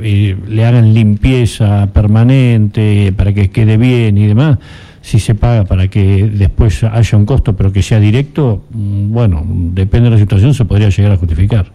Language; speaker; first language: Spanish; native; Spanish